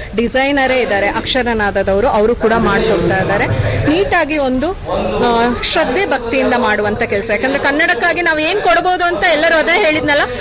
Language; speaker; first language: Kannada; non-native, local second language; Malayalam